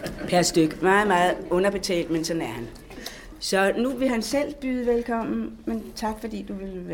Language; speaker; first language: Danish; native; Danish